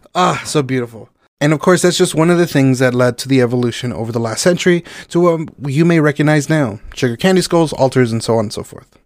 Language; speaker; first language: English; non-native, fluent; Spanish